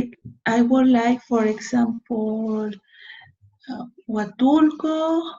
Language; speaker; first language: English; non-native, learner; Spanish